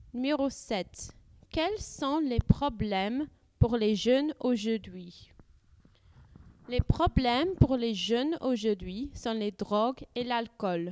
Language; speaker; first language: French; non-native, learner; English